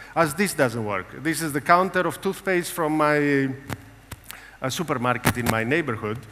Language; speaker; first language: English; non-native, fluent; Greek